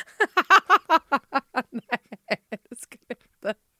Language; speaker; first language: Swedish; native; Swedish